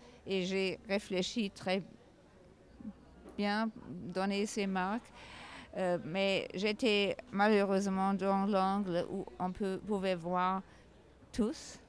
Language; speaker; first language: French; non-native, learner; German